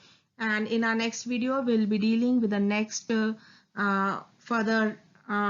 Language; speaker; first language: English; non-native, local second language; Hindi